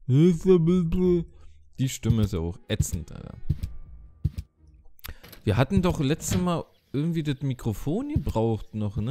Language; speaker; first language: German; native; German